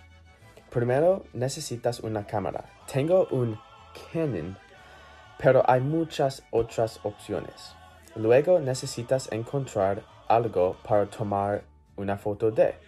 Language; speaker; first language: Spanish; non-native, learner; English